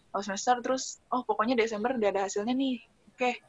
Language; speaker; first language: Indonesian; native; Indonesian